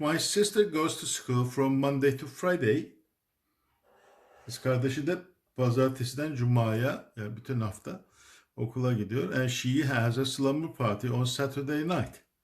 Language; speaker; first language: English; non-native, fluent; Turkish